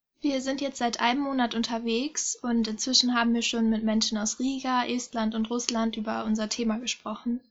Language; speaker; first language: German; native; German